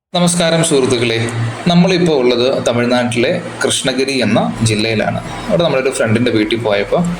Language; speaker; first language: Malayalam; native; Malayalam